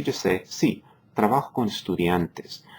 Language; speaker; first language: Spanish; non-native, fluent; English